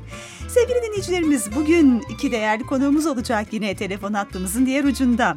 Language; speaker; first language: Turkish; native; Turkish